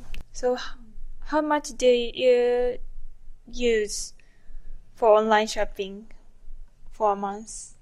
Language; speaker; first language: English; non-native, learner; Japanese